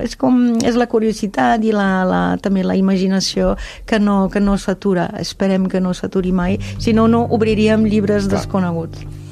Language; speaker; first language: Catalan; non-native, fluent; German